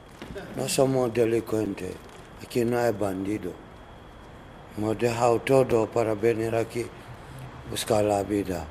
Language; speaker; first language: Spanish; non-native, learner; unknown